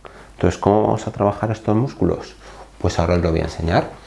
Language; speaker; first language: Spanish; native; Spanish